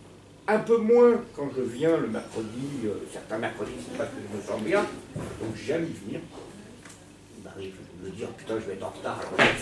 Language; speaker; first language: French; native; French